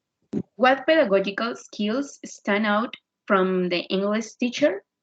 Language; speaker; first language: English; non-native, learner; Spanish